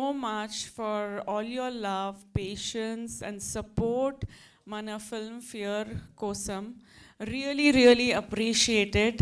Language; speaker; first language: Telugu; non-native, learner; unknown